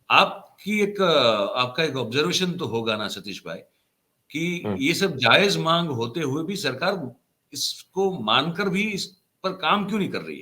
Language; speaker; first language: Hindi; non-native, local second language; Gujarati